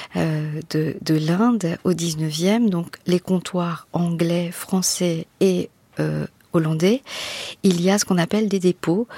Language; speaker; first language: French; non-native, local second language; Morisyen